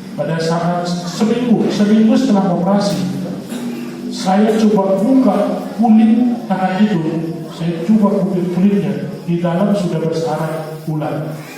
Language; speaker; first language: Indonesian; non-native, local second language; Batak Toba